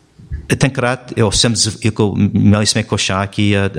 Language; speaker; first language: Czech; non-native, fluent; English